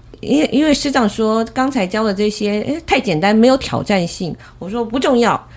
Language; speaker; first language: Chinese; native; Chinese